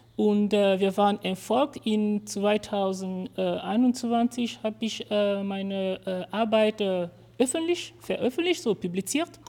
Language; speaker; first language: German; non-native, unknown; French